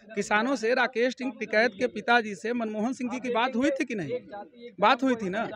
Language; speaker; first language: Hindi; native; Hindi